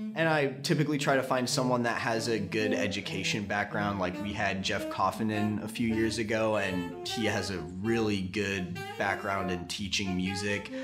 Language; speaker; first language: English; native; English